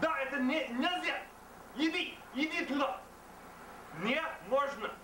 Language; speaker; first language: Russian; non-native, learner; English